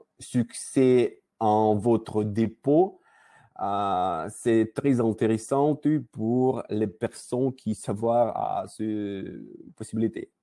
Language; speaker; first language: French; non-native, learner; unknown